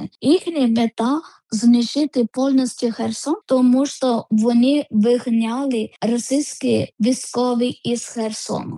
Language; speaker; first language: Ukrainian; non-native, learner; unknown